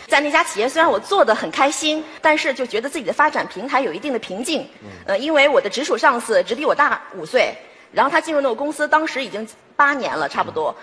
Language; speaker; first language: Chinese; native; Chinese